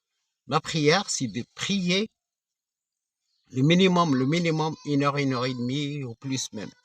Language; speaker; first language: French; non-native, fluent; Arabic